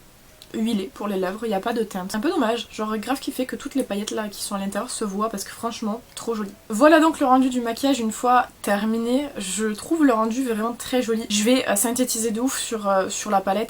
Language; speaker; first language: French; native; French